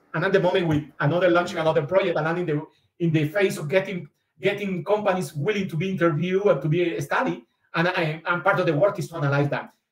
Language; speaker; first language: English; non-native, fluent; Spanish